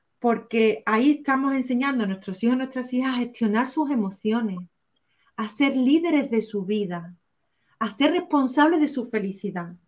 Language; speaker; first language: Spanish; native; Spanish